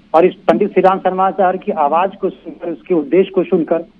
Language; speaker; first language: Hindi; native; Hindi